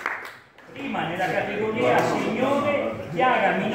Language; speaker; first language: Italian; native; Italian